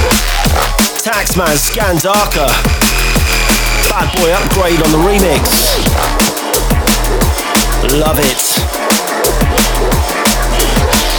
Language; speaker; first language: English; native; English